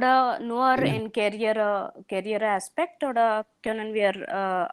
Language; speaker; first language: German; non-native, learner; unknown